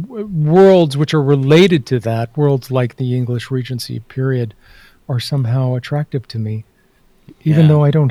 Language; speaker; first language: English; native; English